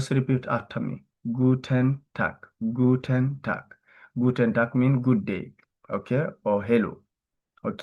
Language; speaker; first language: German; non-native, learner; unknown